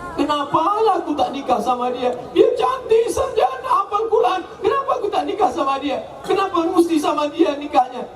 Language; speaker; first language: Indonesian; native; Indonesian